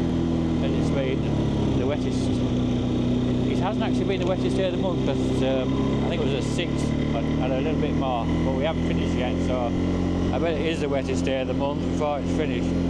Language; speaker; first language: English; native; English